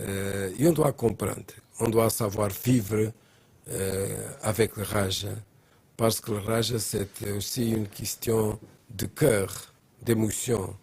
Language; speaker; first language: French; non-native, learner; Portuguese